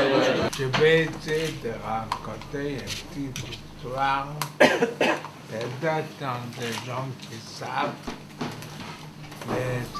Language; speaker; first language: French; non-native, fluent; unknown